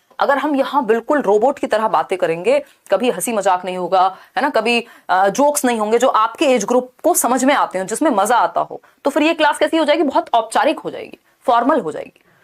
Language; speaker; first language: Hindi; native; Hindi